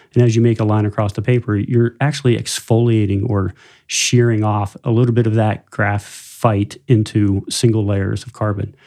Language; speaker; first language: English; native; English